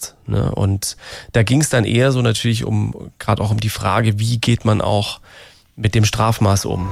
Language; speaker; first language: German; native; German